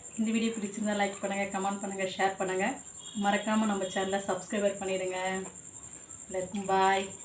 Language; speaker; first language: Tamil; native; Tamil